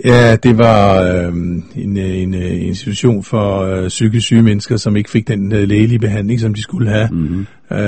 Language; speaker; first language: Danish; native; Danish